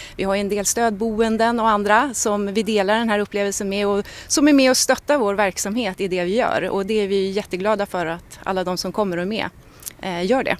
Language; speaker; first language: Swedish; native; Swedish